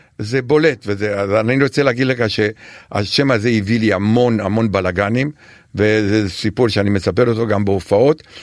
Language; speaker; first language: Hebrew; non-native, fluent; Romanian